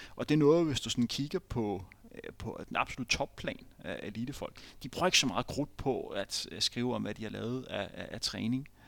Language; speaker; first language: Danish; native; Danish